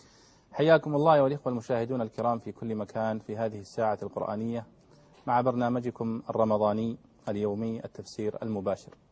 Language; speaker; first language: Arabic; native; Arabic